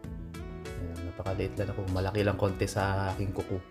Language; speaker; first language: Filipino; native; Filipino